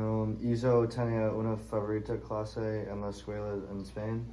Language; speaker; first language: Spanish; non-native, learner; English